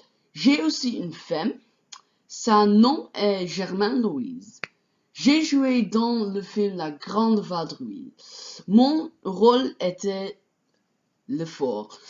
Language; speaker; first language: French; non-native, learner; Dutch